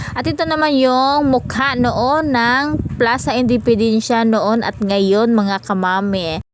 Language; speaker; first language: Filipino; non-native, local second language; Cebuano